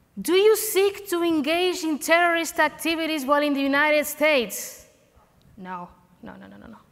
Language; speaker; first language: English; non-native, fluent; Spanish